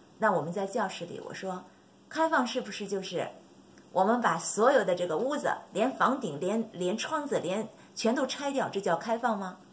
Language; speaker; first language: Chinese; native; Chinese